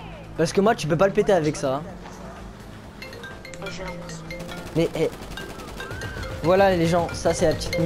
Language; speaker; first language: French; native; French